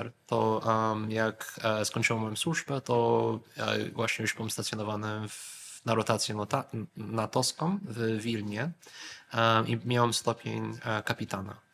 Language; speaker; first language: Polish; early bilingual, heritage; Polish